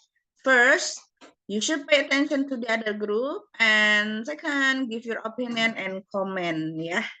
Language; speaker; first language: English; non-native, fluent; Indonesian